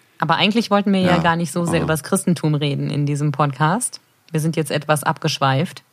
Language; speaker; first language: German; native; German